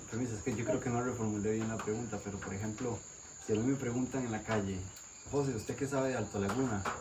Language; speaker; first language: Spanish; native; Spanish